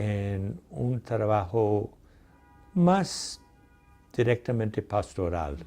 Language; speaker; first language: Spanish; non-native, fluent; English